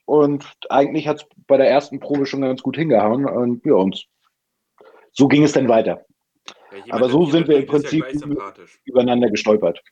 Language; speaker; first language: German; native; German